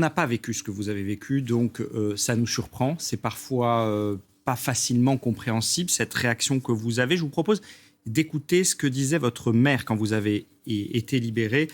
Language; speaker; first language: French; native; French